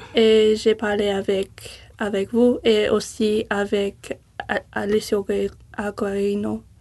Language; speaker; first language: French; non-native, fluent; English